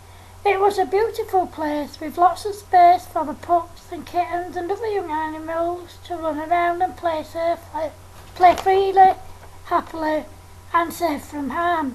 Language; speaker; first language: English; native; English